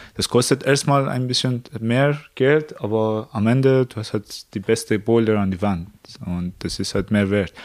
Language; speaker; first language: German; non-native, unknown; Persian